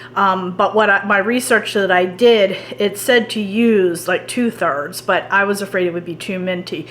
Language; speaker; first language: English; native; English